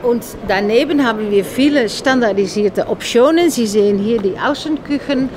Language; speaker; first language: German; non-native, fluent; Dutch